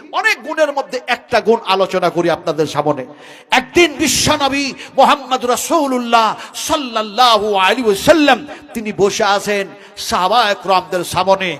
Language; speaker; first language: Bangla; non-native, local second language; Hindi